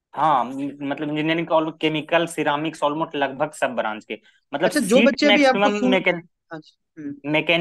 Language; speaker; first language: Hindi; native; Hindi